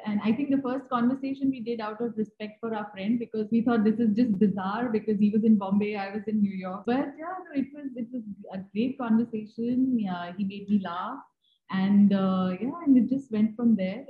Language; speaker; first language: English; non-native, local second language; Hindi